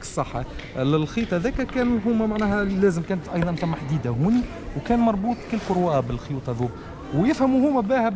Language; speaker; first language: Arabic; native; Arabic